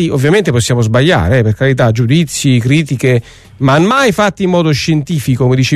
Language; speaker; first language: Italian; native; Italian